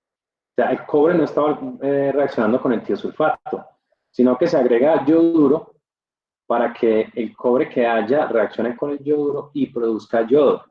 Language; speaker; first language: Spanish; native; Spanish